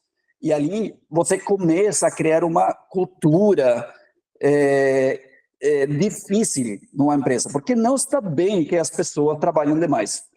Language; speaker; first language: Portuguese; non-native, fluent; Norwegian